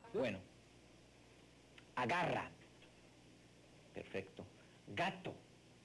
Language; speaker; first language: Spanish; non-native, fluent; English